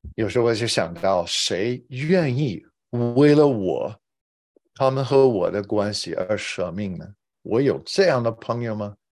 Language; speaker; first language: Chinese; non-native, fluent; English